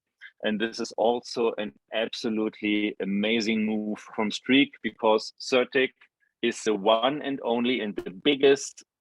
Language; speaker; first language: English; non-native, fluent; German